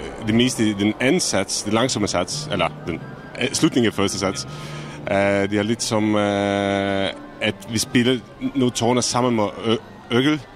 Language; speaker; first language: Danish; non-native, fluent; Czech